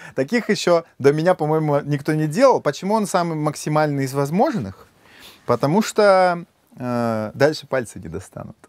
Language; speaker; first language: Russian; native; Russian